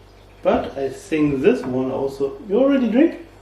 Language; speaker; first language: English; non-native, learner; German